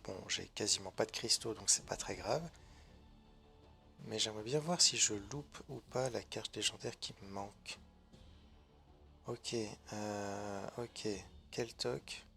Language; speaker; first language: French; native; French